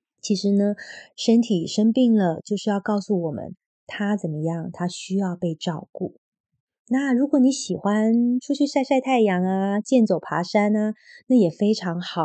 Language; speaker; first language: Chinese; native; Chinese